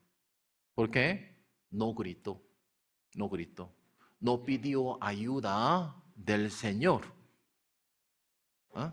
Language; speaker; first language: Spanish; non-native, learner; Korean